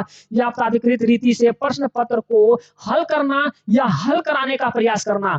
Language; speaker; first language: Hindi; native; Hindi